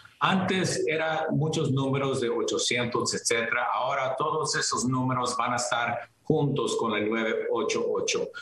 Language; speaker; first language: Spanish; early bilingual, heritage; Spanish